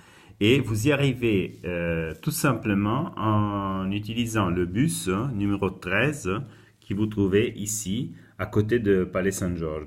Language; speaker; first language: French; non-native, fluent; Italian